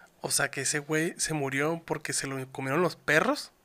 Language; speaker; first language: Spanish; native; Spanish